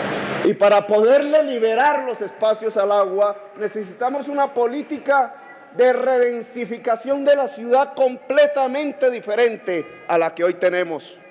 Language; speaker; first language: Spanish; native; Spanish